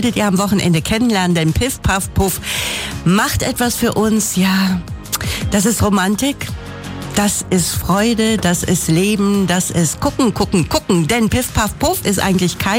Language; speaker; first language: German; native; German